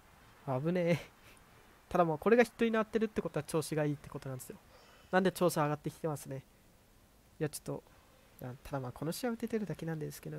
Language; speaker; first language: Japanese; native; Japanese